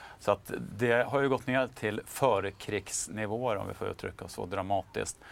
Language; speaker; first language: Swedish; native; Swedish